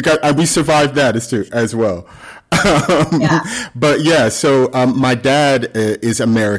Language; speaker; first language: English; native; English